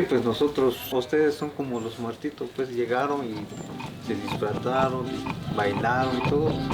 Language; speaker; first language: Spanish; native; Spanish